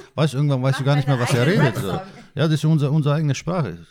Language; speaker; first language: German; non-native, fluent; Turkish